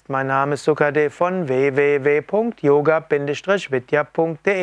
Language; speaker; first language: German; non-native, fluent; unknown